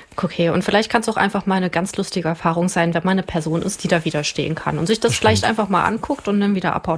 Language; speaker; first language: German; native; German